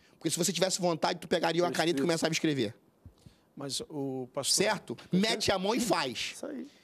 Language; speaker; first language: Portuguese; native; Portuguese